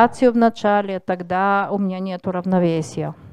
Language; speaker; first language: Russian; non-native, learner; Bulgarian